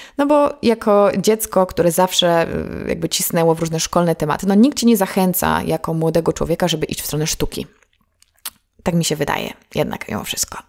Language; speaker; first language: Polish; native; Polish